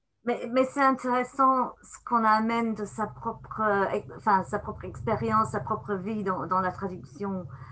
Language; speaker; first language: French; non-native, fluent; English